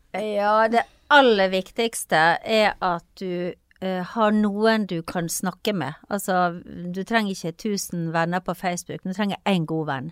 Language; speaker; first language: Norwegian; native; Norwegian